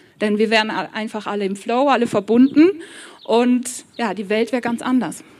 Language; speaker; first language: German; early bilingual, other home language; Polish